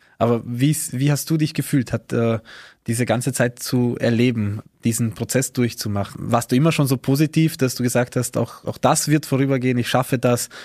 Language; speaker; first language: German; native; German